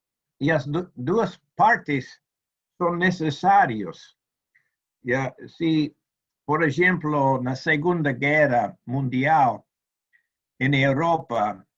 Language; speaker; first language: Spanish; non-native, learner; Portuguese